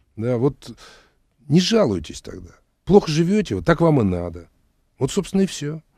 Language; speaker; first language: Russian; native; Russian